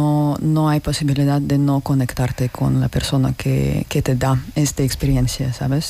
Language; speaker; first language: Spanish; non-native, learner; Russian